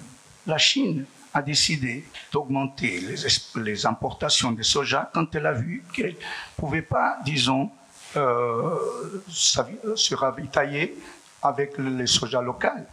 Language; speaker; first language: French; non-native, fluent; Portuguese